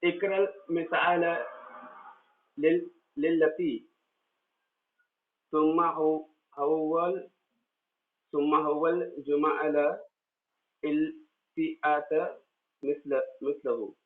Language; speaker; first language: Arabic; non-native, fluent; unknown